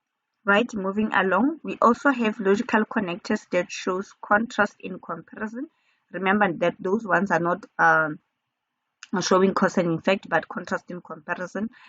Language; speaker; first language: English; non-native, local second language; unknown